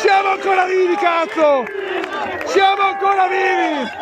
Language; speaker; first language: Italian; native; Italian